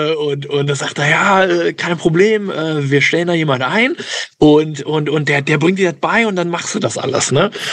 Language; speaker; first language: German; early bilingual, other home language; English